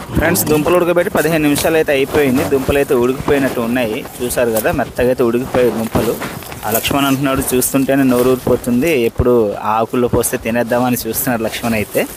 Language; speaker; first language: Telugu; non-native, local second language; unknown